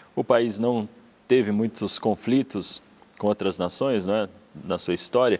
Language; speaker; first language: Portuguese; native; Portuguese